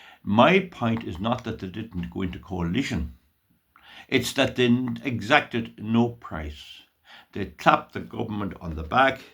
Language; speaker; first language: English; native; English